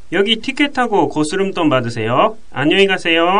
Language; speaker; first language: Korean; non-native, fluent; Japanese